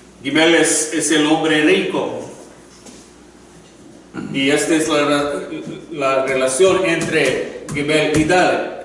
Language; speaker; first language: Spanish; non-native, learner; English